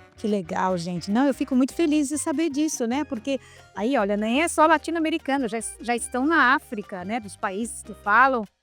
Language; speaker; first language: Portuguese; native; Portuguese